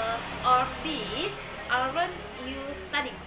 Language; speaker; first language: English; non-native, learner; Indonesian